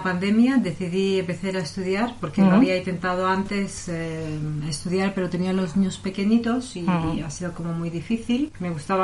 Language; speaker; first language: Spanish; non-native, fluent; Greek